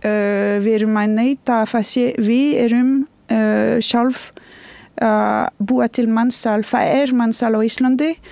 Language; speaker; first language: Icelandic; non-native, learner; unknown